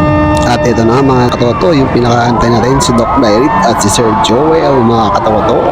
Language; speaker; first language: Filipino; native; Filipino